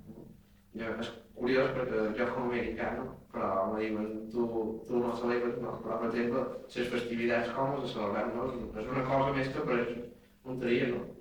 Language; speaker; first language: Catalan; non-native, fluent; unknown